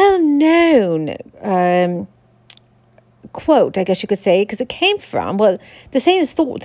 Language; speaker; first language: English; native; English